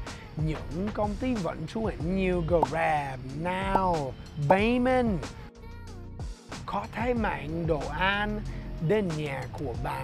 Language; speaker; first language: Vietnamese; early bilingual, heritage; English